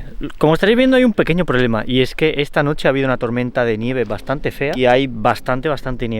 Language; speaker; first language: Spanish; native; Spanish